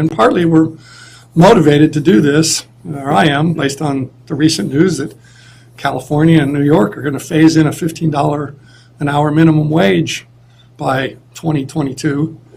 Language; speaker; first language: English; native; English